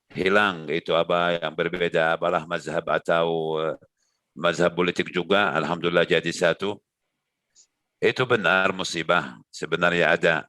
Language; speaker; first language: Indonesian; non-native, learner; Arabic